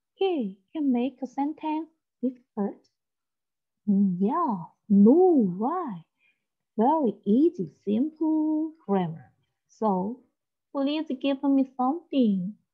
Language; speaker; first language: English; non-native, learner; Korean